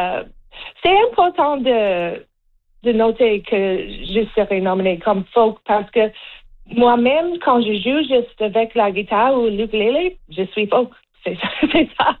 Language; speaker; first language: French; non-native, learner; English